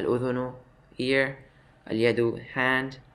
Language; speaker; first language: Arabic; non-native, fluent; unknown